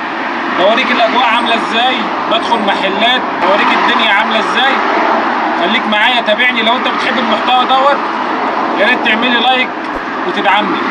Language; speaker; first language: Arabic; native; Arabic